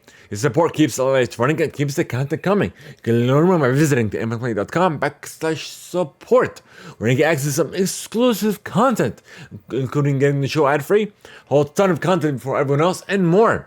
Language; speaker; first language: English; early bilingual, heritage; Arabic